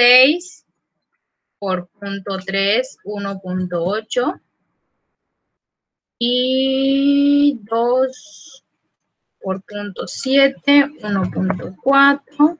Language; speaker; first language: Spanish; native; Spanish